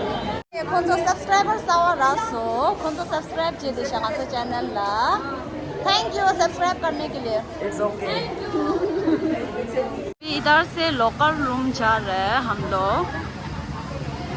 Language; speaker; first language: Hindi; non-native, fluent; Tibetan